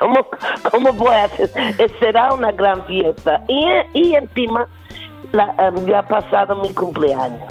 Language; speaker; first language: Spanish; non-native, fluent; English